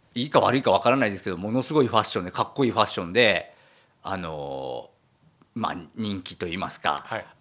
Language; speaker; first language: Japanese; native; Japanese